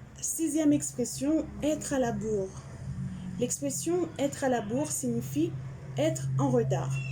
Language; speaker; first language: French; non-native, local second language; Haitian Creole